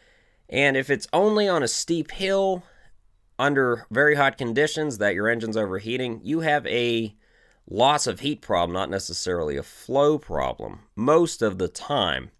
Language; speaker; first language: English; native; English